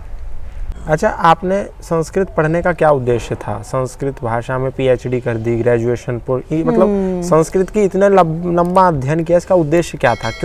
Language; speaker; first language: Hindi; native; Hindi